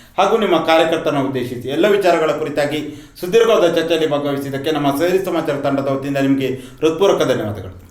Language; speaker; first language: Kannada; native; Kannada